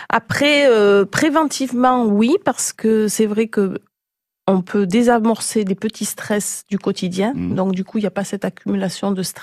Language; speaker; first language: French; native; French